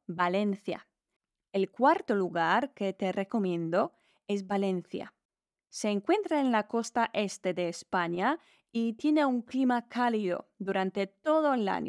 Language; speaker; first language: Spanish; non-native, fluent; Polish